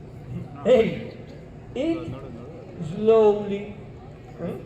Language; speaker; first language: English; non-native, learner; Italian